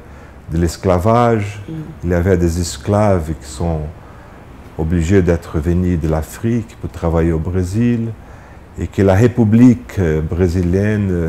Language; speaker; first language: French; non-native, fluent; Portuguese